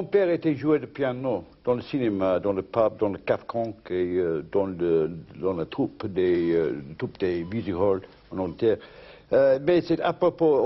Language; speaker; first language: French; non-native, fluent; English